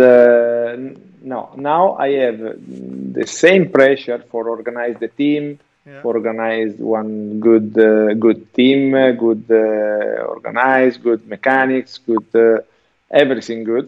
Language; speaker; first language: English; non-native, learner; Italian